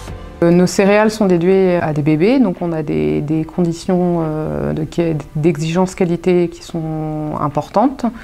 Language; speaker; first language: French; native; French